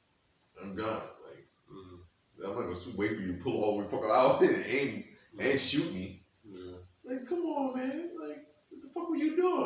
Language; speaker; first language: English; native; English